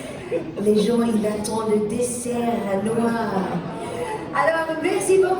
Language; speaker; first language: French; non-native, local second language; German